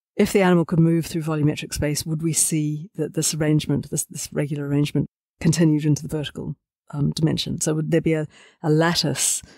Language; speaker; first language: English; native; English